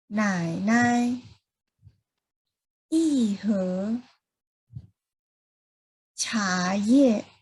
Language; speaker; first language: Chinese; non-native, fluent; Thai